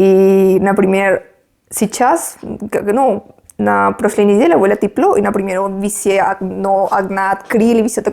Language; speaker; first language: Russian; non-native, fluent; Spanish